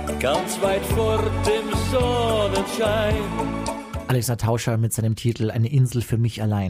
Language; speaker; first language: German; native; German